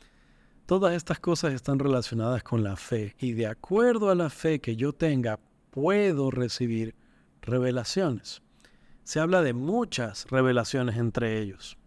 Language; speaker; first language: Spanish; native; Spanish